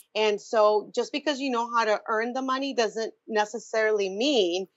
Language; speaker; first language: English; native; English